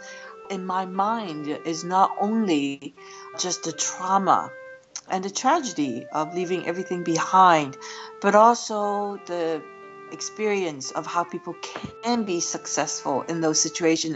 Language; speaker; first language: English; non-native, local second language; Cantonese